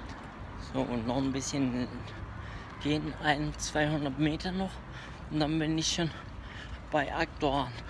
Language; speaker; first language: German; early bilingual, other home language; Turkish